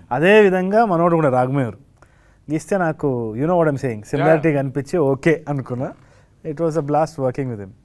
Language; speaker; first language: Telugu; native; Telugu